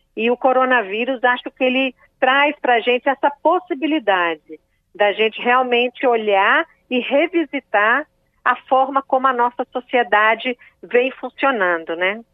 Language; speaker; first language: Portuguese; native; Portuguese